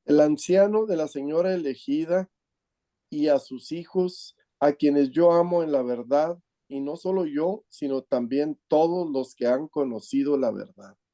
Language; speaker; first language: Spanish; native; Spanish